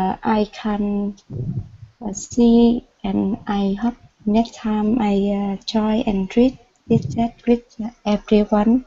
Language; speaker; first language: English; non-native, learner; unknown